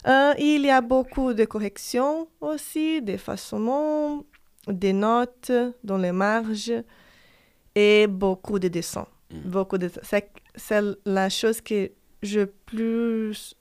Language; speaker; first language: French; non-native, fluent; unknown